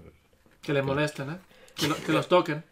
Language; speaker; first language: Spanish; native; Spanish